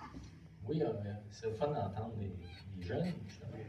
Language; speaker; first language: French; native; French